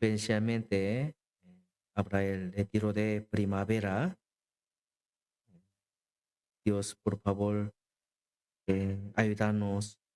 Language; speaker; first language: Spanish; non-native, learner; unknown